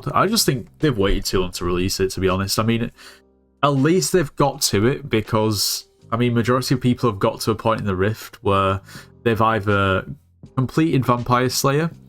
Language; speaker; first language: English; native; English